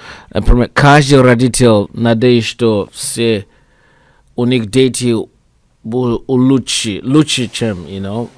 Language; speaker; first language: Russian; non-native, learner; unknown